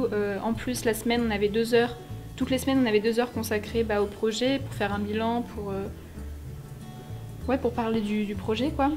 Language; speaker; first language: French; native; French